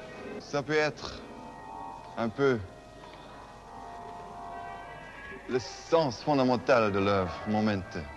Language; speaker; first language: French; non-native, fluent; German